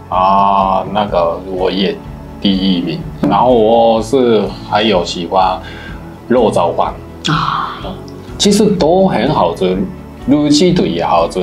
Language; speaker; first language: Chinese; non-native, fluent; Japanese